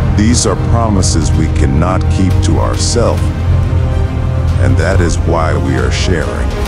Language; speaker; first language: English; non-native, fluent; Czech